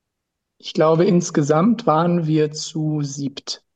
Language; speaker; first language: German; native; German